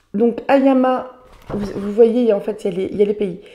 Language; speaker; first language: French; native; French